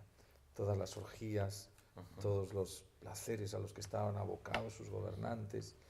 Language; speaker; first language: Spanish; native; Spanish